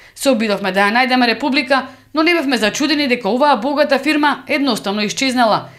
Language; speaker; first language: Macedonian; native; Macedonian